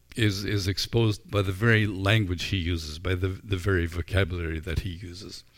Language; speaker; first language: English; native; English